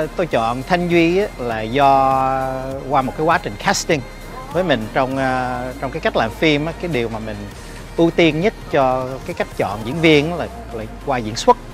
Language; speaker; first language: Vietnamese; early bilingual, heritage; Vietnamese